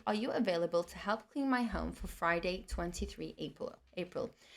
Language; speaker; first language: English; non-native, fluent; Turkish